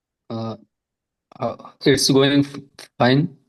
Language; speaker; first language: English; non-native, learner; Hindi